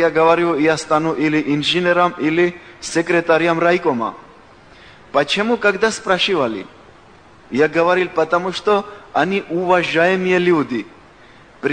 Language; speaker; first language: Russian; non-native, local second language; Georgian